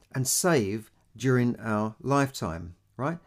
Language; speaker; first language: English; native; English